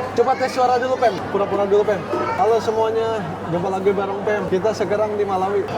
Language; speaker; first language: Indonesian; native; Indonesian